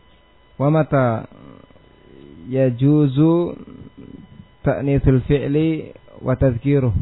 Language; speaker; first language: Arabic; non-native, fluent; Indonesian